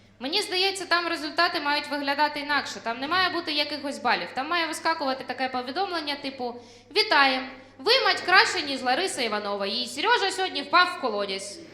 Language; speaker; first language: Ukrainian; non-native, local second language; Russian